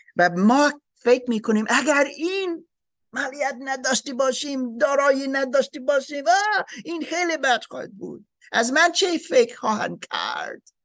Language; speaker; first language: Persian; non-native, learner; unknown